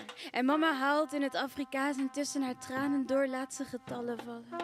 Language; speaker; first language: Dutch; early bilingual, other home language; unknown